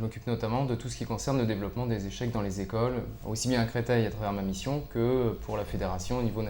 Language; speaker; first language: French; native; French